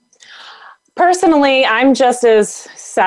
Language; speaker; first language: English; native; English